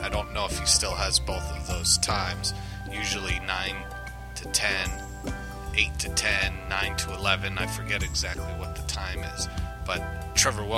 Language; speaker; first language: English; native; English